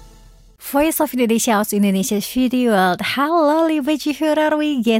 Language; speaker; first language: German; non-native, learner; Indonesian